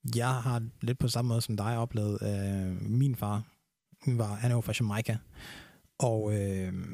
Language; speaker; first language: Danish; early bilingual, other home language; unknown